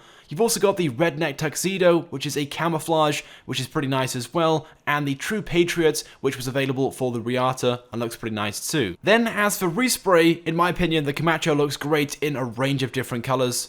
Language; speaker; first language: English; native; English